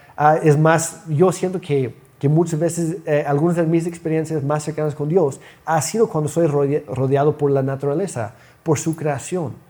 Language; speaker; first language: Spanish; non-native, fluent; English